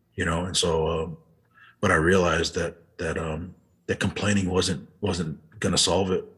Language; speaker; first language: English; native; English